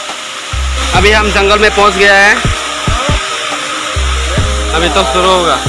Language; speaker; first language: Hindi; non-native, local second language; Chakma